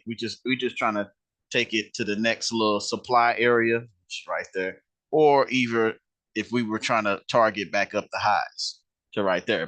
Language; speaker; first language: English; native; English